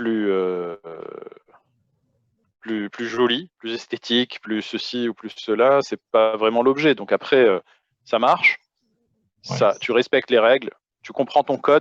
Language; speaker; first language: French; native; French